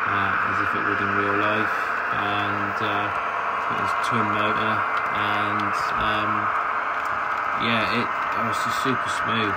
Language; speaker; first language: English; native; English